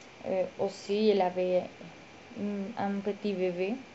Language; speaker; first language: French; non-native, learner; Spanish